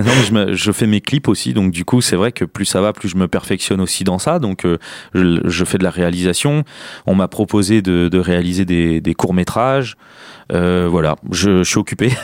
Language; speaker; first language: French; native; French